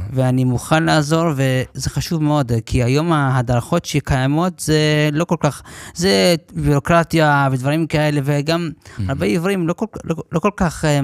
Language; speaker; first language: Hebrew; early bilingual, other home language; English